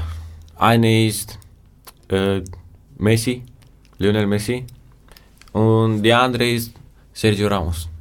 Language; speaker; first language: German; non-native, learner; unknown